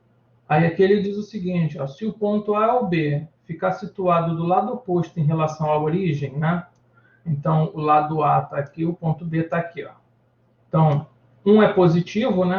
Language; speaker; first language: Portuguese; native; Portuguese